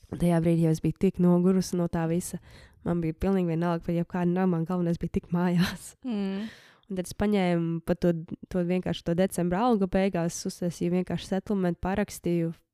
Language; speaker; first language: Latvian; early bilingual, heritage; Latvian